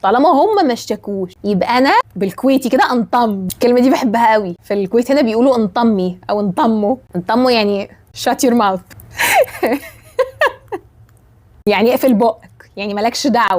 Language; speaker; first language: Arabic; native; Arabic